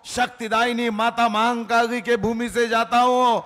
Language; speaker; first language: Hindi; non-native, local second language; Marathi